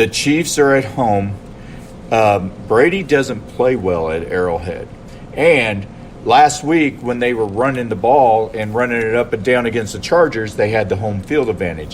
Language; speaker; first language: English; native; English